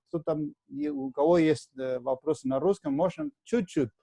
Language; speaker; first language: Russian; non-native, fluent; Spanish